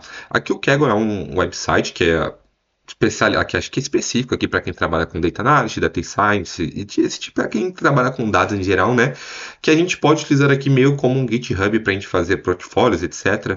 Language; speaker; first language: Portuguese; native; Portuguese